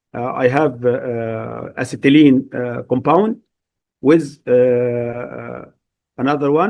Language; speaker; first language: English; non-native, fluent; Arabic